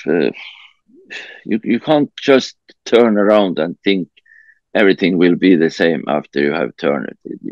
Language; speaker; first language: English; non-native, learner; Norwegian